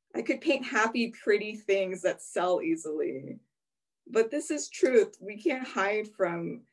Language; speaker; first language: English; native; English